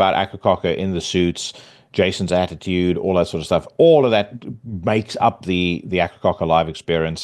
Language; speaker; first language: English; native; English